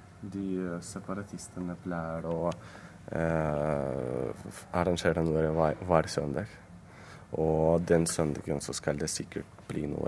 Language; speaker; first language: Norwegian; non-native, fluent; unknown